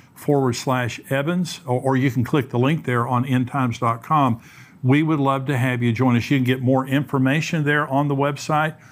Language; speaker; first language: English; native; English